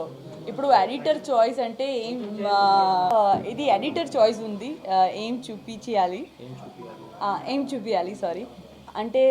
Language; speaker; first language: Telugu; non-native, learner; Gujarati